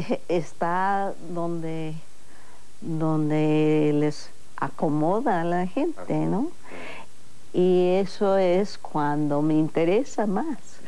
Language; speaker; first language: Spanish; non-native, fluent; English